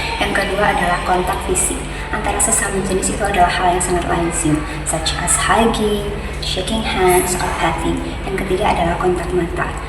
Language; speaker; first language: Indonesian; native; Indonesian